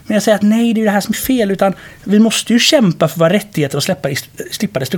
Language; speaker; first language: Swedish; native; Swedish